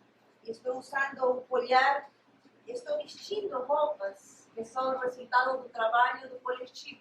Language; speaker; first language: Portuguese; non-native, fluent; Spanish